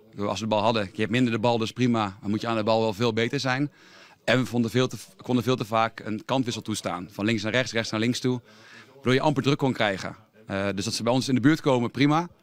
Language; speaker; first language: Dutch; native; Dutch